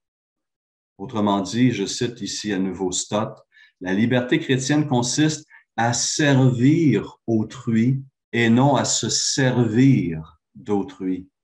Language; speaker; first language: French; native; French